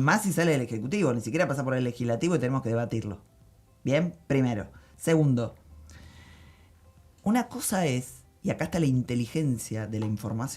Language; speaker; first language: Spanish; native; Spanish